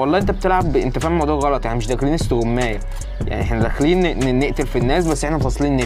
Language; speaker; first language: Arabic; native; Arabic